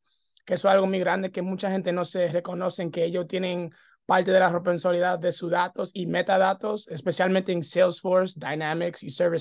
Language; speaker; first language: Spanish; early bilingual, heritage; English